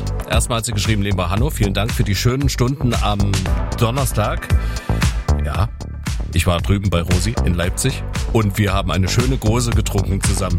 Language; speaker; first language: German; native; German